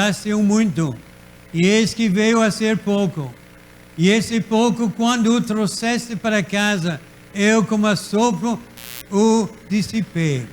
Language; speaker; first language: Portuguese; native; Portuguese